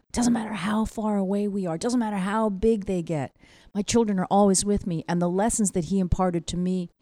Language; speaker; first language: English; native; English